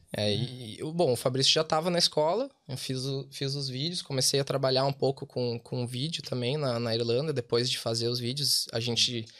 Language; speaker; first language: Portuguese; native; Portuguese